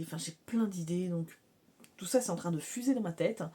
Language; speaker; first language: French; native; French